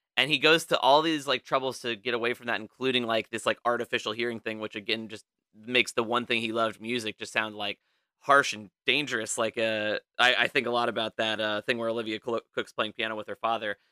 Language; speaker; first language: English; native; English